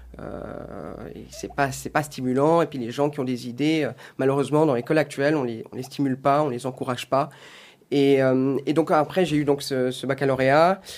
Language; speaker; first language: French; native; French